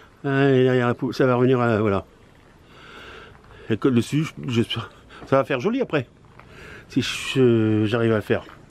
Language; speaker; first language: French; native; French